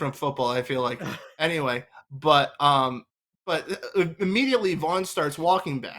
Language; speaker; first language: English; native; English